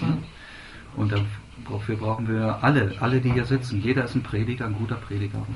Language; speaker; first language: German; native; German